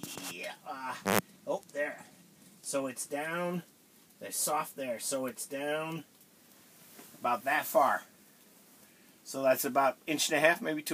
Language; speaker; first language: English; native; English